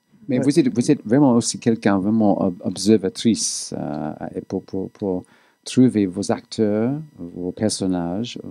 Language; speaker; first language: French; non-native, fluent; English